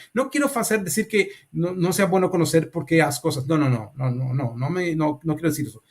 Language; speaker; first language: Portuguese; non-native, learner; Spanish